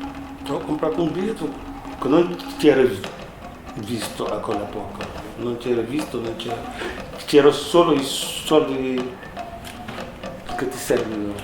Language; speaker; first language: Italian; non-native, fluent; Wolof